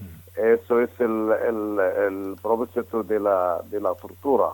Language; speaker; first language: Spanish; non-native, fluent; Arabic